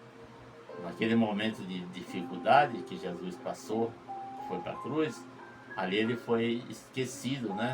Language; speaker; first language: Portuguese; native; Portuguese